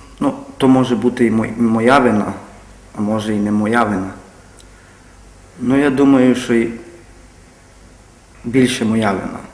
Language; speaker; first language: Ukrainian; non-native, local second language; Romany